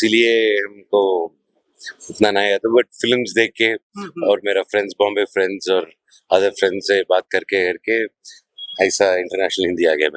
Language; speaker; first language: Hindi; non-native, local second language; Telugu